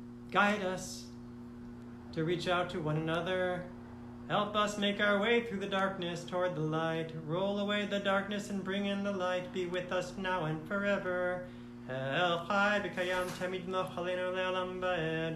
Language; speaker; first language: English; native; English